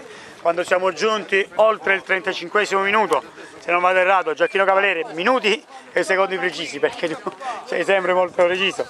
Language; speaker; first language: Italian; native; Italian